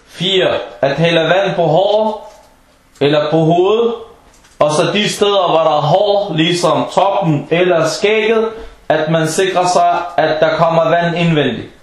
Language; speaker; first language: Danish; non-native, fluent; Arabic